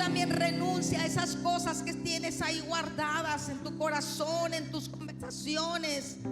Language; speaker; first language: Spanish; native; Spanish